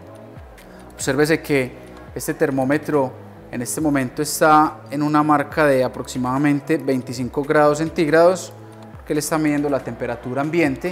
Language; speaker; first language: Spanish; native; Spanish